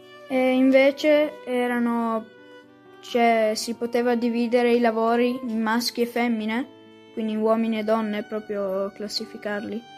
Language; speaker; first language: Italian; native; Italian